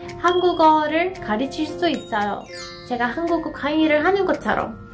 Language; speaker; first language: Korean; non-native, fluent; Persian